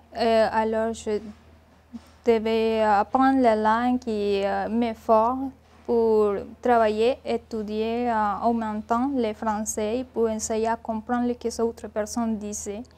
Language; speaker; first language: French; non-native, learner; Spanish